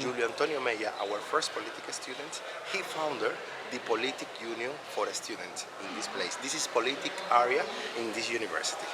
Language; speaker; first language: English; non-native, learner; Spanish